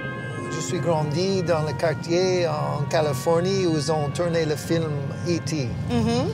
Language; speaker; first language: French; non-native, fluent; English